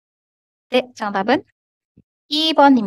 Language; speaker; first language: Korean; non-native, fluent; Indonesian